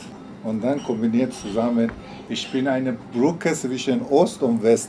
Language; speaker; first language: German; non-native, learner; Persian